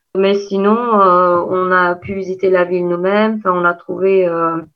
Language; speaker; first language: French; non-native, fluent; Albanian